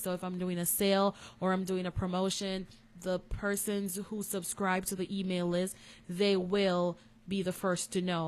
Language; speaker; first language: English; non-native, local second language; Jamaican Creole English